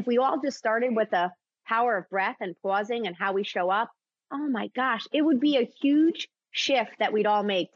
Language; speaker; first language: English; native; English